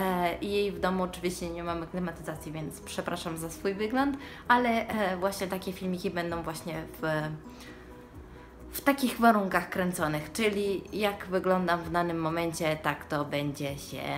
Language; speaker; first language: Polish; early bilingual, heritage; Polish